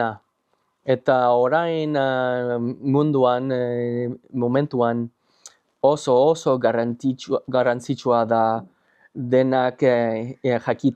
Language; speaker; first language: Basque; non-native, learner; English